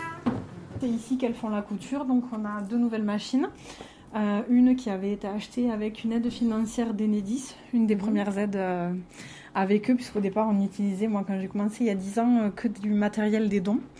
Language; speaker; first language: French; native; French